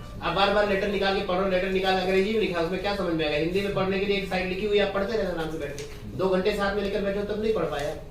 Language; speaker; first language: Hindi; native; Hindi